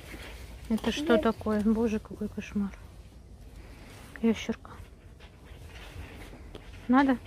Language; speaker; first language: Russian; native; Russian